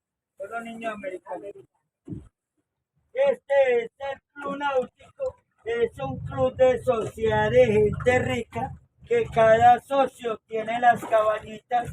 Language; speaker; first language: Spanish; native; Spanish